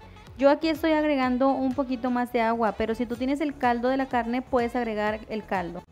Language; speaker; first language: Spanish; native; Spanish